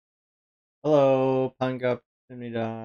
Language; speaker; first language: Korean; non-native, learner; English